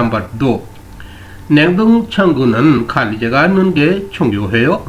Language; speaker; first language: Korean; non-native, learner; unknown